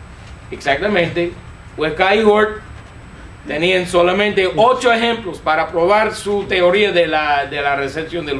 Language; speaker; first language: Spanish; non-native, fluent; English